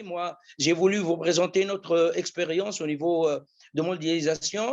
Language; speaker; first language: French; non-native, local second language; Arabic